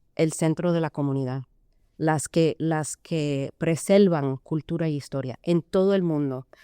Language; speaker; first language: Spanish; early bilingual, heritage; Spanish